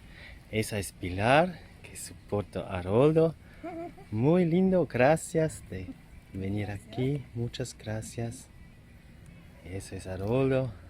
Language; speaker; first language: Spanish; non-native, learner; German